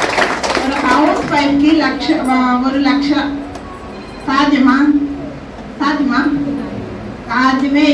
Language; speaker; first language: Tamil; non-native, learner; Telugu